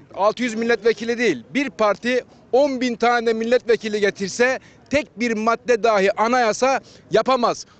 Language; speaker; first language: Turkish; native; Turkish